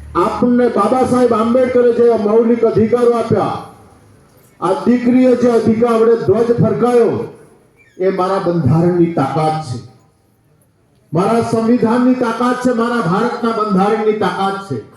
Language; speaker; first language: Gujarati; native; Gujarati